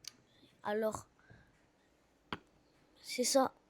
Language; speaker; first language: French; non-native, learner; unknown